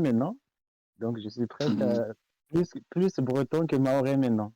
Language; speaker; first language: French; non-native, local second language; Comorian